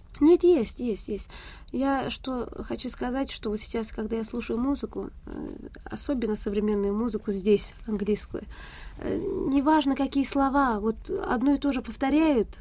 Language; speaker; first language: Russian; non-native, fluent; Pashto